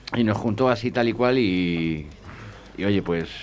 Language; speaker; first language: Spanish; native; Spanish